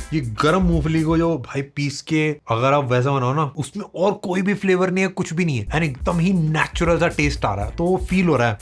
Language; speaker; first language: Hindi; native; Hindi